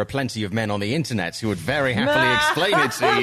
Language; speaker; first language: English; native; English